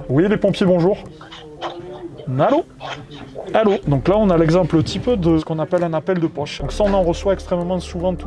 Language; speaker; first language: French; native; French